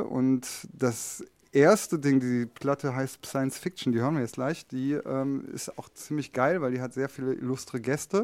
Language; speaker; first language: German; native; German